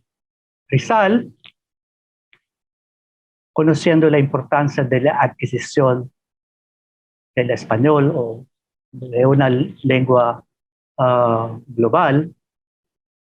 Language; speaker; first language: Spanish; non-native, fluent; Filipino